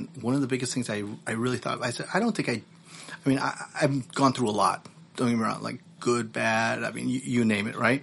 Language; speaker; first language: English; early bilingual, other home language; Filipino